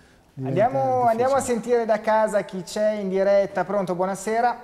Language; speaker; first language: Italian; native; Italian